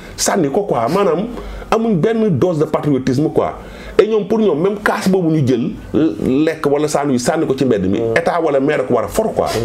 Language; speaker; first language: Wolof; native; Wolof